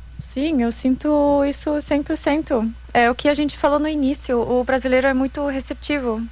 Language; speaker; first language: Portuguese; non-native, fluent; German